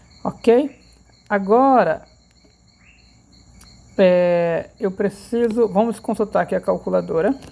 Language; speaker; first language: Portuguese; native; Portuguese